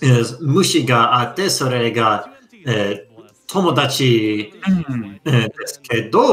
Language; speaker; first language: Japanese; non-native, learner; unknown